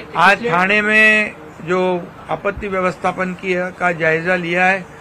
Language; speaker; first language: Hindi; non-native, local second language; Marathi